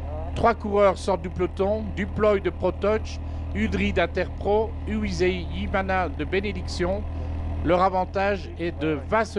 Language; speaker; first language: French; native; French